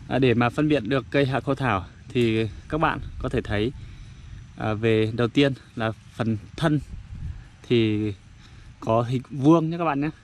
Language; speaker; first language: Vietnamese; non-native, local second language; Iu Mien